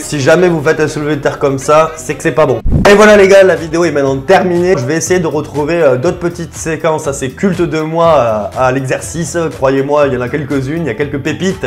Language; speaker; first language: French; native; French